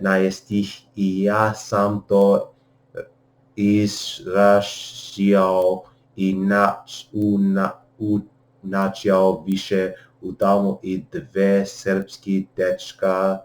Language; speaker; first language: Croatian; non-native, learner; English